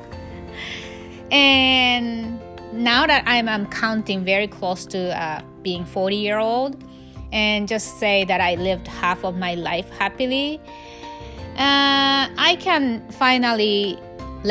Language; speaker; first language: English; non-native, fluent; Japanese